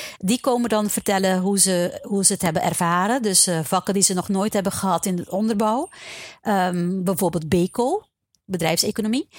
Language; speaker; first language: Dutch; non-native, local second language; Papiamento